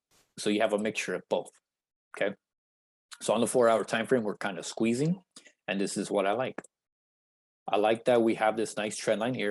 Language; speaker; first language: English; native; English